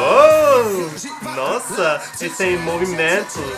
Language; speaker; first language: Portuguese; non-native, learner; English